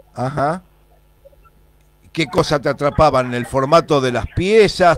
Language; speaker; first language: Spanish; native; Spanish